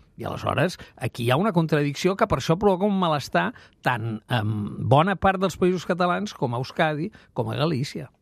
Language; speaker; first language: Catalan; native; Catalan